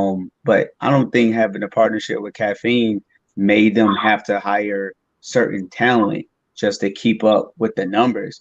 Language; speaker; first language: English; native; English